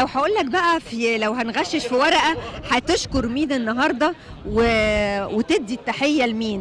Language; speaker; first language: Arabic; native; Arabic